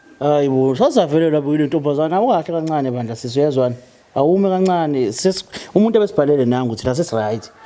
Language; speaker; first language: Zulu; native; Zulu